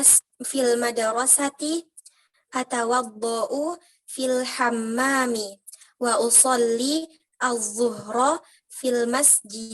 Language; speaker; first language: Arabic; non-native, learner; Indonesian